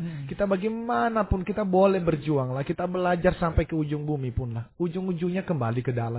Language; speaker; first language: Indonesian; native; Indonesian